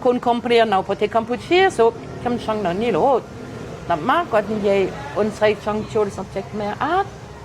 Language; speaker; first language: Khmer; non-native, fluent; French